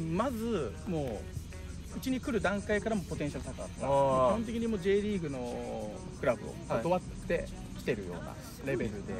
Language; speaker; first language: Japanese; native; Japanese